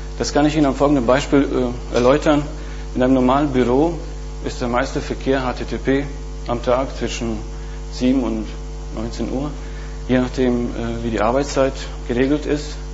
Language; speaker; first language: German; non-native, fluent; Bosnian